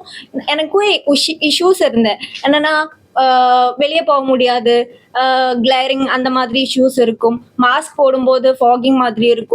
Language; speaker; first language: Tamil; non-native, learner; Malayalam